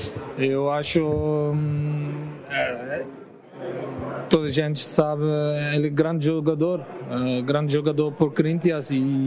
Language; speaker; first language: Portuguese; non-native, learner; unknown